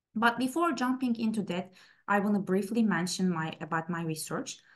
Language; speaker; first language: English; non-native, fluent; Turkish